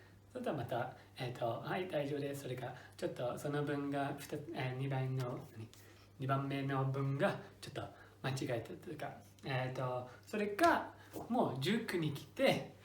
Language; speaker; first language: Japanese; non-native, fluent; English